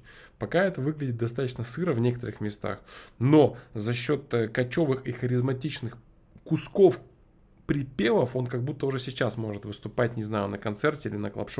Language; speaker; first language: Russian; native; Russian